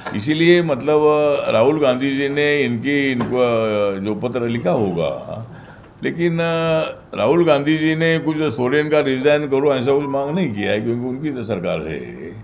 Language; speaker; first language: Hindi; non-native, local second language; Marathi